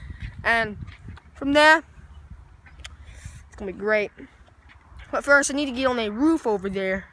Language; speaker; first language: English; native; English